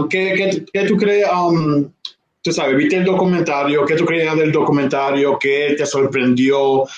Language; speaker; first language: Spanish; early bilingual, heritage; Spanish